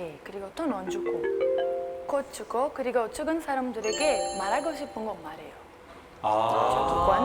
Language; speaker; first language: Korean; non-native, learner; Japanese